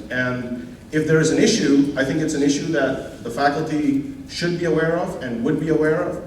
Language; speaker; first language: English; non-native, local second language; Hindi